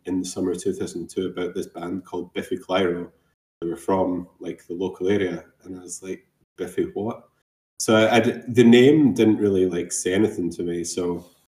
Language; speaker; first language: English; native; English